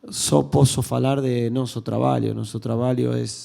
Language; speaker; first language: Portuguese; non-native, learner; Spanish